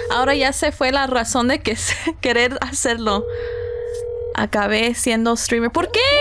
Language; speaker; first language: Spanish; early bilingual, heritage; Spanish